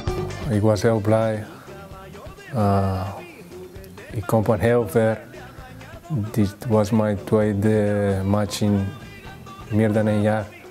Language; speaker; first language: Dutch; early bilingual, other home language; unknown